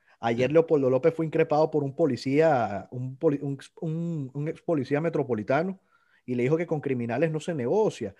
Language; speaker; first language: Spanish; native; Spanish